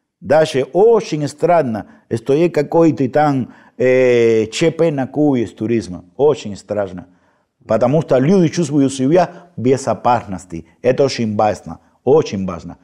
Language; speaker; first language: Russian; non-native, fluent; Spanish